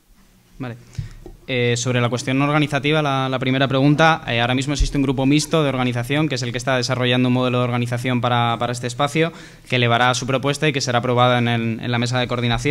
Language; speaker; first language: Spanish; native; Spanish